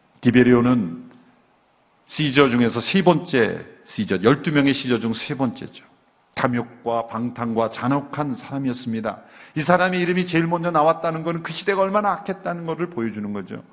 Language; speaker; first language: Korean; native; Korean